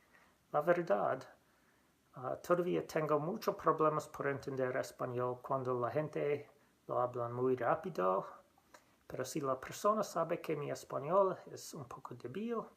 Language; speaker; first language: Spanish; non-native, learner; English